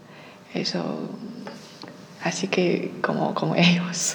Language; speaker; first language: Spanish; non-native, learner; Chinese